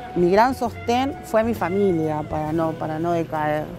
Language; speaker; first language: Spanish; native; Spanish